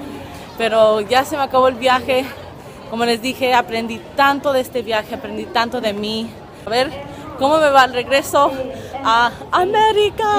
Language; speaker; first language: Spanish; early bilingual, other home language; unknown